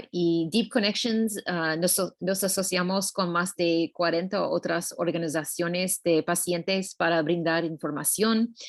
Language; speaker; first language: Spanish; non-native, learner; English